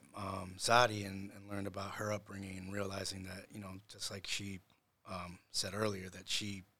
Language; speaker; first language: English; native; English